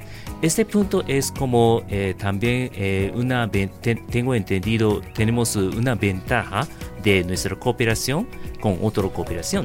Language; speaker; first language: Spanish; non-native, learner; Japanese